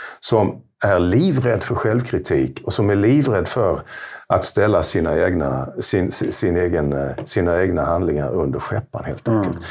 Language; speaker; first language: Swedish; native; Swedish